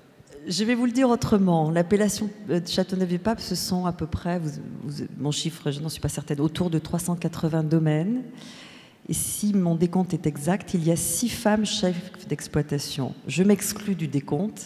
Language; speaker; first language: French; native; French